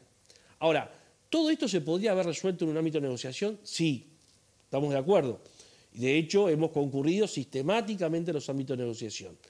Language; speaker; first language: Spanish; native; Spanish